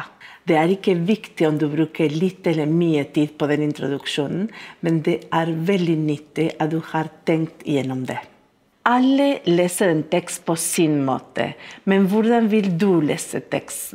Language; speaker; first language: Norwegian; non-native, fluent; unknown